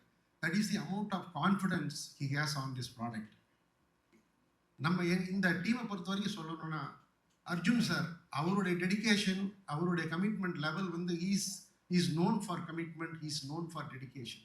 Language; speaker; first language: Tamil; native; Tamil